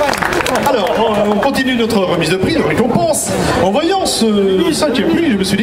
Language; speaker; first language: French; native; French